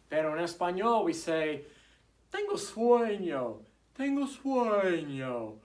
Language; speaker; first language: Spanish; non-native, fluent; English